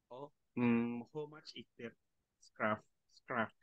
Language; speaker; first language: English; non-native, learner; Indonesian